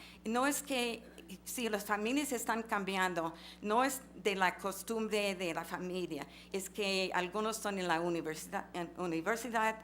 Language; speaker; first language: Spanish; non-native, fluent; English